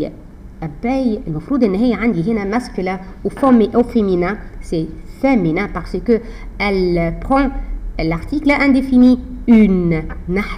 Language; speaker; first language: French; non-native, fluent; Arabic